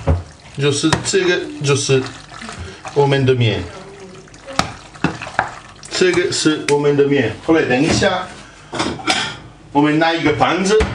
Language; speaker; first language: Chinese; non-native, fluent; Italian